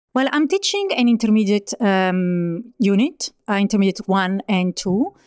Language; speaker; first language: English; non-native, fluent; Italian